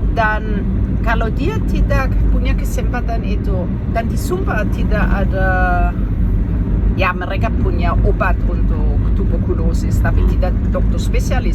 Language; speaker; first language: Indonesian; non-native, fluent; German